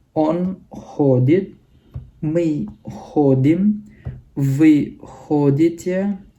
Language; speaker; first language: Russian; non-native, fluent; Indonesian